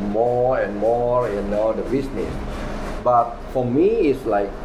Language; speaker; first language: English; non-native, learner; Indonesian